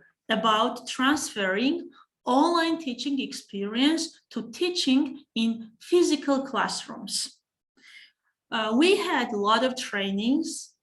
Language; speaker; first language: English; non-native, fluent; Georgian